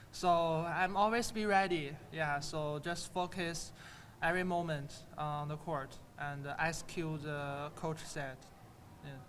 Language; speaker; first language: English; non-native, learner; Chinese